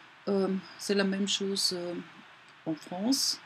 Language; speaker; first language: French; non-native, learner; German